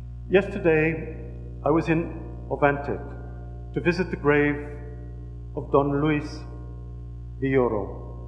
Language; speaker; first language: English; native; English